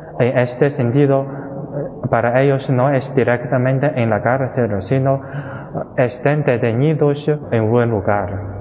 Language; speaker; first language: Spanish; non-native, fluent; Chinese